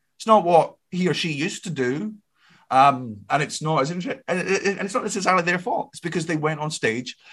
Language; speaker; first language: English; native; English